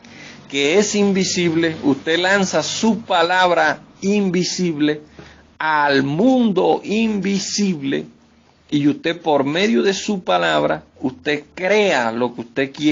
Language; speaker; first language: Spanish; native; Spanish